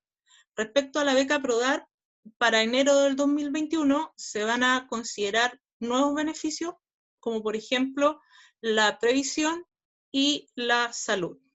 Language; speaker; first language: Spanish; native; Spanish